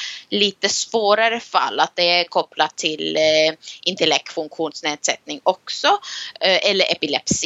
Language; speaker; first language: Swedish; non-native, local second language; Finnish